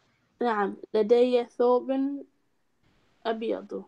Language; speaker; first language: Arabic; non-native, learner; English